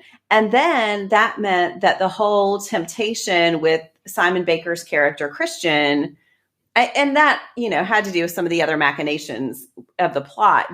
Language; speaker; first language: English; native; English